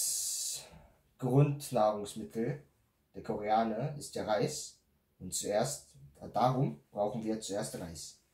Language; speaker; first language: German; non-native, learner; Korean